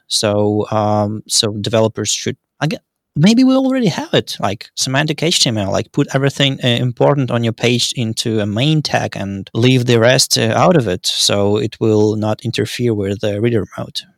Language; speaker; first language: English; non-native, fluent; Russian